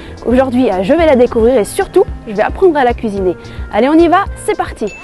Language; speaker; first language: French; native; French